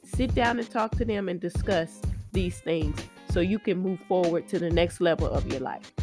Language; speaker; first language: English; native; English